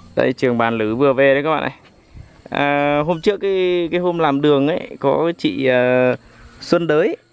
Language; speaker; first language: Vietnamese; native; Vietnamese